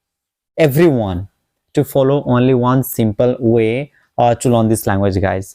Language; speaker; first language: English; non-native, local second language; Odia